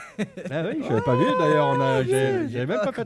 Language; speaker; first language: French; native; French